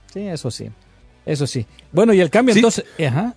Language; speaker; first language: Spanish; native; Spanish